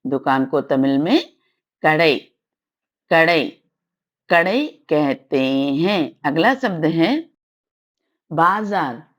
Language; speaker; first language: Hindi; non-native, local second language; Tamil